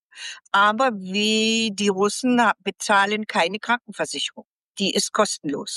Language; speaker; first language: German; native; German